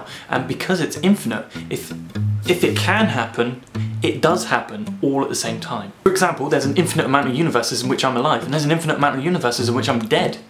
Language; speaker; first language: English; native; English